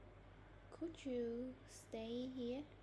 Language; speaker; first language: English; non-native, learner; Vietnamese